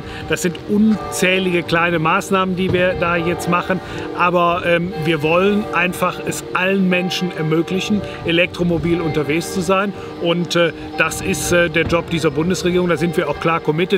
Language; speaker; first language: German; native; German